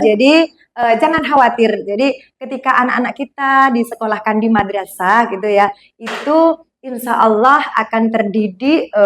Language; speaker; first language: Indonesian; non-native, local second language; Javanese